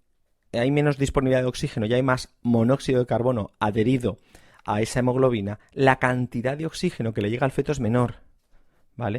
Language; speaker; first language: Spanish; native; Spanish